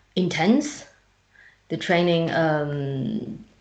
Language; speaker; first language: English; non-native, fluent; Chinese